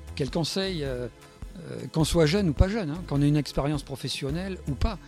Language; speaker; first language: French; native; French